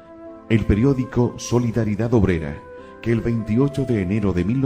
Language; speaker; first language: Spanish; native; Spanish